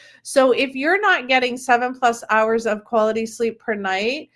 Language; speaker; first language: English; native; English